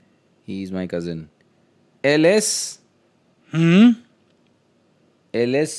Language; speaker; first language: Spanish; non-native, learner; Hindi